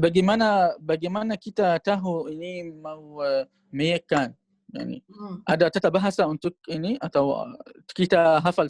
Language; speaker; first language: Indonesian; non-native, learner; Arabic